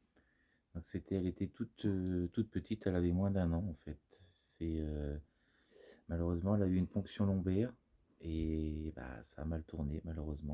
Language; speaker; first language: French; native; French